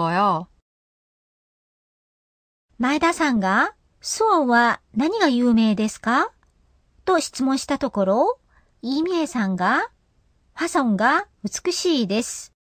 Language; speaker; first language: Japanese; non-native, fluent; Korean